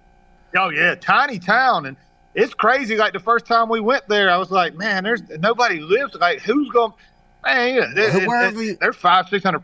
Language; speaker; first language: English; native; English